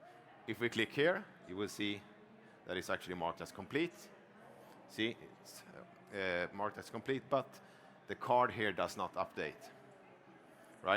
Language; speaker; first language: English; non-native, fluent; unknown